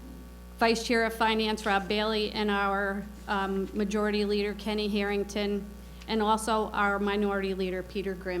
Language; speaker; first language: English; native; English